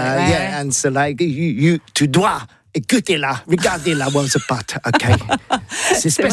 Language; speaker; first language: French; non-native, learner; English